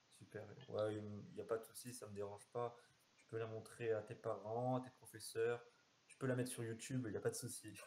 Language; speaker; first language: French; native; French